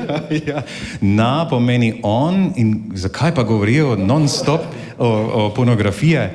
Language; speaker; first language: Slovenian; non-native, learner; English